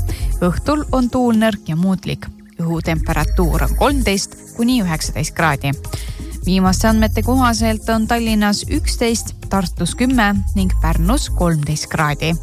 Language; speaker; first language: Estonian; native; Estonian